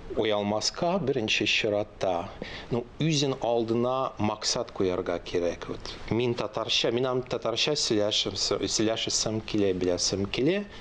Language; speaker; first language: Tatar; non-native, local second language; Russian